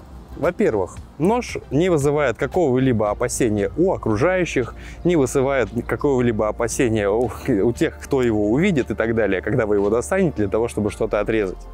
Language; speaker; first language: Russian; native; Russian